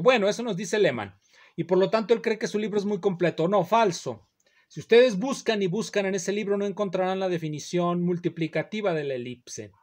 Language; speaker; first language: Spanish; native; Spanish